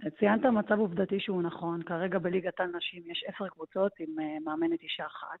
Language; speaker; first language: Hebrew; native; Hebrew